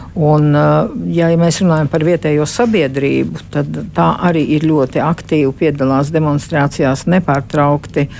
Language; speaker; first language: Latvian; early bilingual, heritage; Latvian